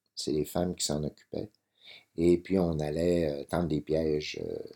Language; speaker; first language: French; native; French